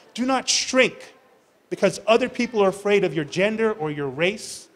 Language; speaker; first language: English; native; English